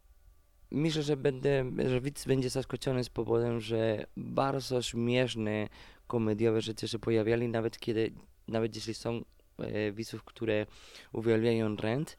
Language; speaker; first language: Polish; non-native, fluent; Spanish